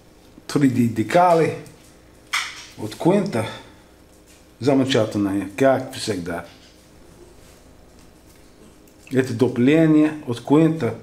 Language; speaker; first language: Russian; non-native, learner; English